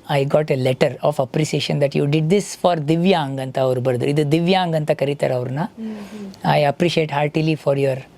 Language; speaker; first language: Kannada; native; Kannada